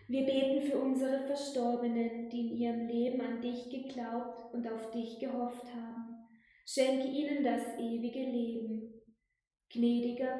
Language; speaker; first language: German; native; German